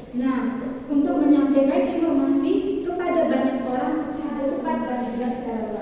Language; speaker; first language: Indonesian; native; Indonesian